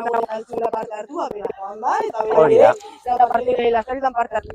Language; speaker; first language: Basque; native; Basque